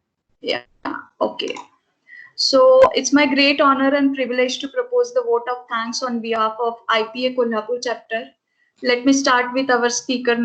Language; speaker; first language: English; non-native, local second language; Marathi